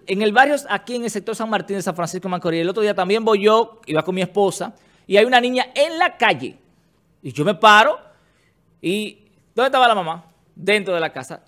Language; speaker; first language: Spanish; native; Spanish